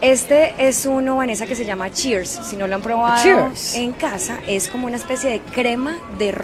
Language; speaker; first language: Spanish; native; Spanish